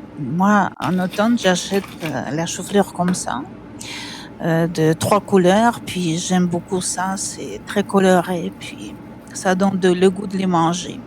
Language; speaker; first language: French; non-native, fluent; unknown